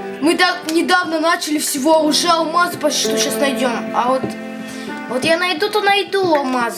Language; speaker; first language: Russian; native; Russian